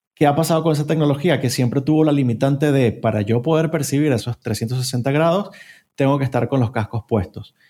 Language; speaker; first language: Spanish; native; Spanish